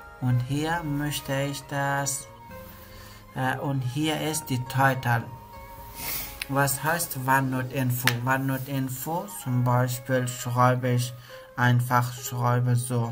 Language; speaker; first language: German; non-native, learner; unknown